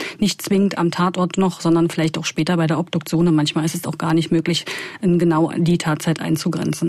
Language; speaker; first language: German; native; German